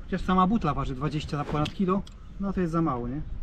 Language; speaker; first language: Polish; native; Polish